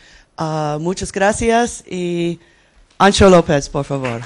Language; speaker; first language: Spanish; non-native, learner; English